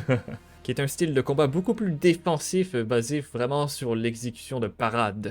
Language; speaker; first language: French; native; French